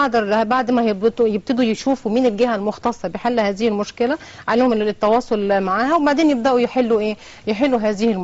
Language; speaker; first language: Arabic; native; Arabic